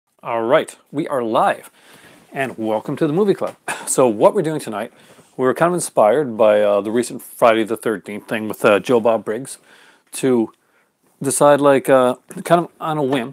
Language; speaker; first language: English; native; English